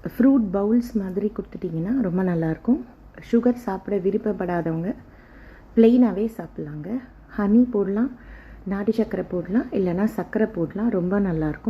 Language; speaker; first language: Tamil; native; Tamil